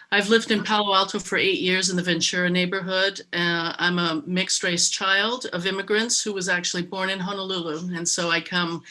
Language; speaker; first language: English; native; English